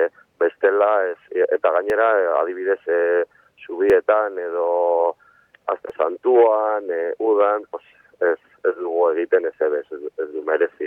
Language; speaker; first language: Basque; non-native, local second language; Spanish